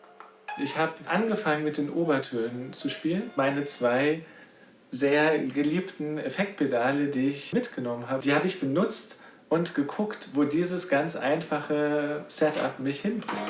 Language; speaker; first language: German; native; German